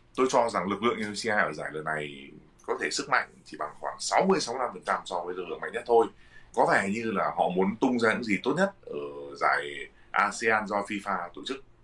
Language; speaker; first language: Vietnamese; native; Vietnamese